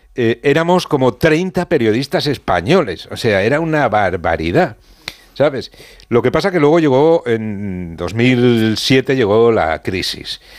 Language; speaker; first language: Spanish; native; Spanish